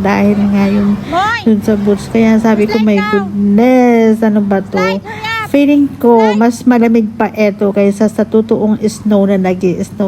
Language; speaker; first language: Filipino; native; Filipino